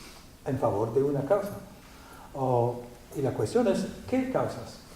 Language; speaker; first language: Spanish; non-native, learner; French